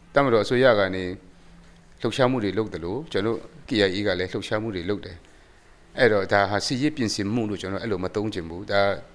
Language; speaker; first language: Burmese; non-native, local second language; Kachin